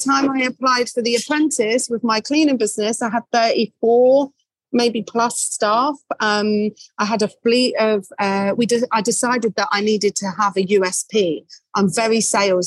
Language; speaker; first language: English; native; English